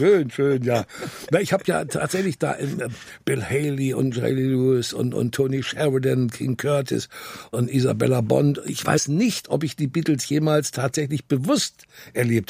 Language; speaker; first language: German; native; German